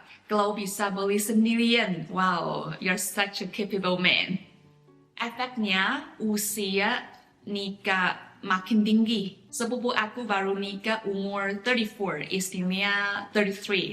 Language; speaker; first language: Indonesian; non-native, fluent; Chinese